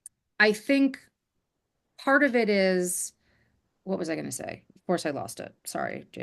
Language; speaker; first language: English; native; English